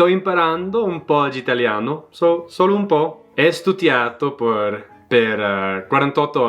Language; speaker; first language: Italian; non-native, learner; English